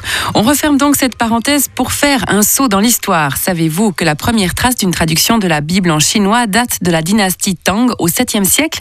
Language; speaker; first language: French; native; French